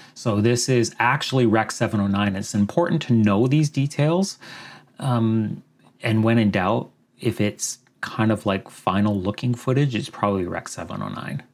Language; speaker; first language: English; native; English